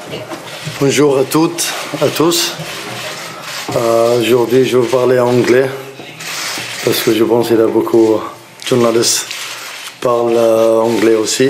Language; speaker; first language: French; non-native, learner; Arabic